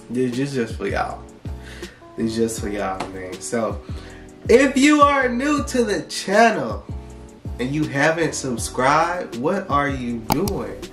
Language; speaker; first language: English; native; English